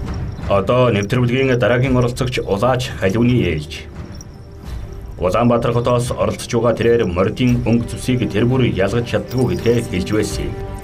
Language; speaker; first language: Mongolian; native; Mongolian